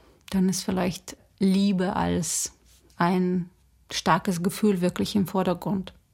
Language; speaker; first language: German; non-native, fluent; Russian